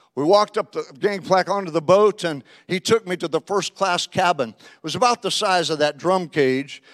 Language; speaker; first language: English; native; English